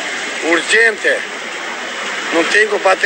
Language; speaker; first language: Italian; non-native, learner; Albanian